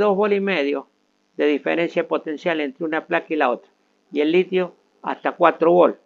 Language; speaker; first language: Spanish; native; Spanish